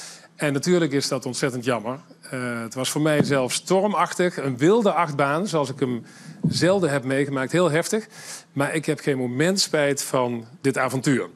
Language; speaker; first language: Dutch; native; Dutch